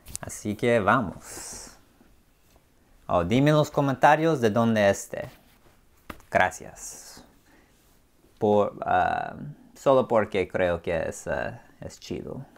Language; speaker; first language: Spanish; non-native, learner; English